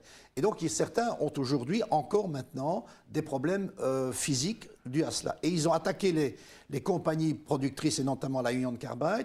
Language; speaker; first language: French; native; French